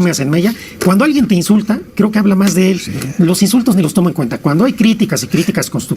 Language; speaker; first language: Spanish; native; Spanish